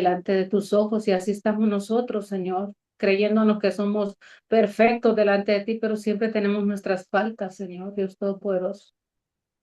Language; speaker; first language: Spanish; native; Spanish